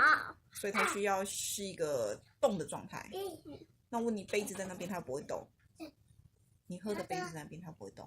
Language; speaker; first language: Chinese; native; Chinese